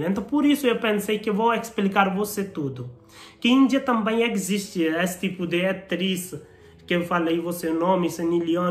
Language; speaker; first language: Portuguese; non-native, learner; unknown